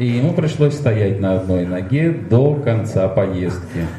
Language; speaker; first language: Russian; native; Russian